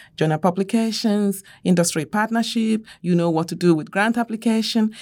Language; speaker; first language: English; non-native, local second language; Yoruba